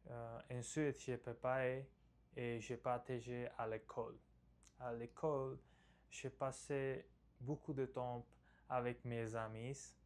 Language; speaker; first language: French; non-native, learner; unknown